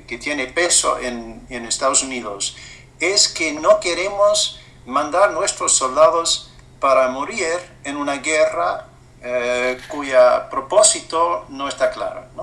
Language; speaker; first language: Spanish; non-native, fluent; English